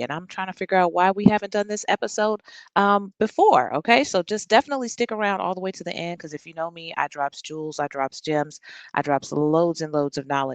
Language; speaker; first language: English; native; English